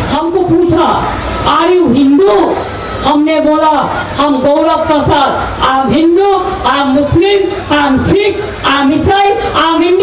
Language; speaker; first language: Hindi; non-native, local second language; Bangla